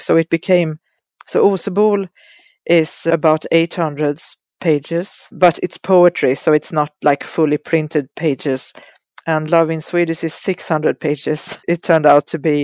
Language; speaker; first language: English; non-native, fluent; Swedish